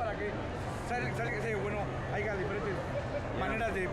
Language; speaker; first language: Spanish; native; Spanish